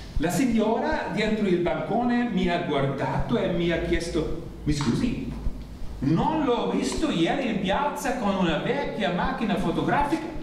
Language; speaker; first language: Italian; non-native, learner; German